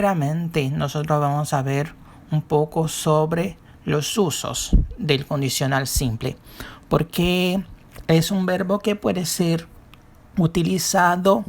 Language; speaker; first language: Spanish; non-native, fluent; Portuguese